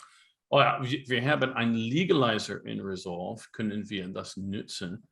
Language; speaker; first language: German; non-native, learner; English